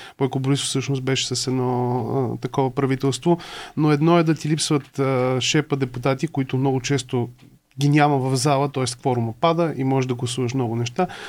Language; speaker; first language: Bulgarian; native; Bulgarian